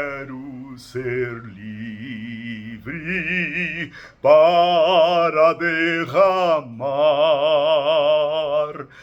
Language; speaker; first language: Portuguese; native; Portuguese